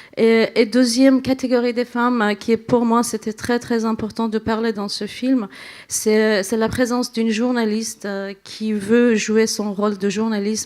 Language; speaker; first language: French; non-native, fluent; Central Kurdish